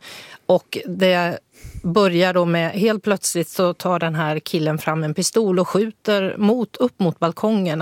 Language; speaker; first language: Swedish; native; Swedish